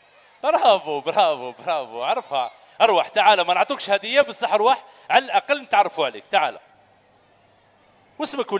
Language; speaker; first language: Arabic; native; Arabic